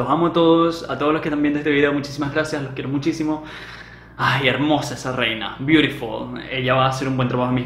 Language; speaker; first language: Spanish; native; Spanish